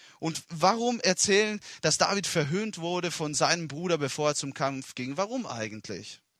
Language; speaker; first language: German; non-native, fluent; Italian